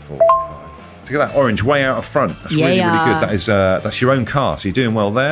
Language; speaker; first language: English; native; English